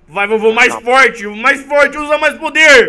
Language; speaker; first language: Portuguese; native; Portuguese